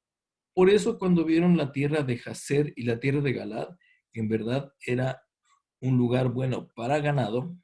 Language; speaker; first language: Spanish; native; Spanish